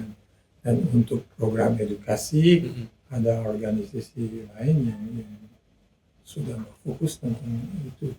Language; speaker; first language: Indonesian; non-native, learner; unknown